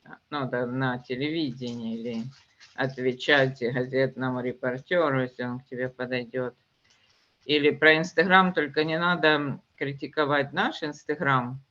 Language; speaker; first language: Russian; native; Russian